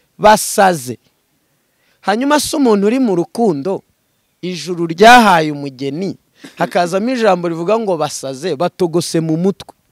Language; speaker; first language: Kinyarwanda; native; Kinyarwanda